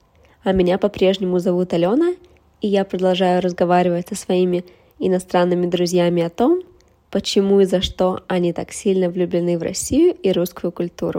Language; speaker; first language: Russian; native; Russian